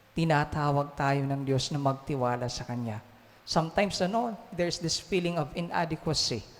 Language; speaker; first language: Filipino; native; Filipino